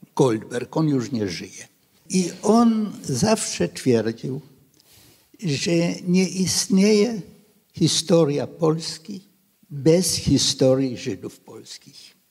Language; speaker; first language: Polish; non-native, local second language; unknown